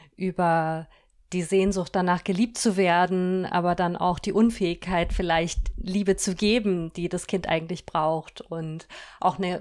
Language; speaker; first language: German; native; German